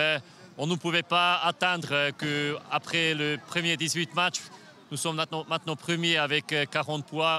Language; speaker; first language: French; non-native, local second language; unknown